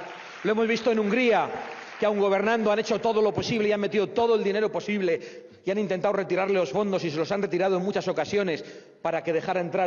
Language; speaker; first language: Spanish; native; Spanish